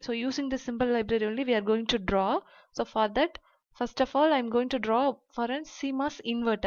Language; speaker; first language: English; non-native, local second language; Tamil